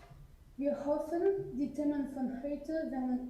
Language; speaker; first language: German; non-native, learner; French